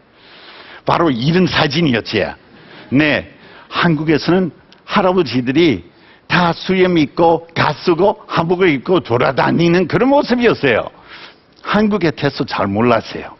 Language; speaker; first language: Korean; non-native, fluent; English